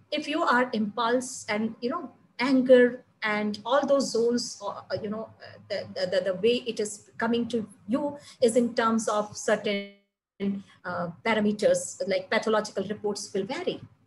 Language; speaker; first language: English; non-native, local second language; Malayalam